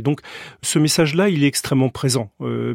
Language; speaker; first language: French; native; French